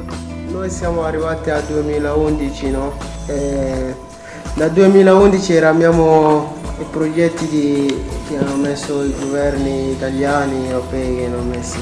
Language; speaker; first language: Italian; non-native, learner; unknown